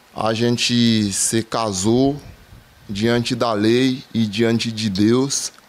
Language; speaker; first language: Portuguese; non-native, fluent; Haitian Creole